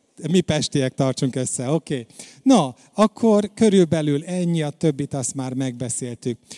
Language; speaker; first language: Hungarian; native; Hungarian